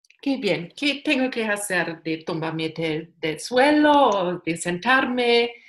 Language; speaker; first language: Spanish; non-native, learner; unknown